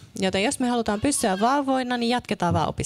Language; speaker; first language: Finnish; native; Finnish